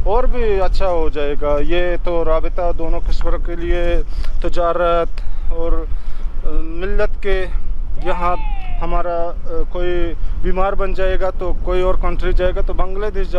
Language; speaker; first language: Hindi; non-native, learner; Pashto